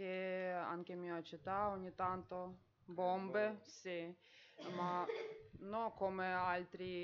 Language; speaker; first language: Italian; non-native, learner; Ukrainian